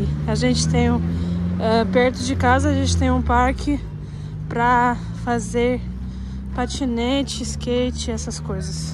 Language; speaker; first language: Portuguese; non-native, fluent; Russian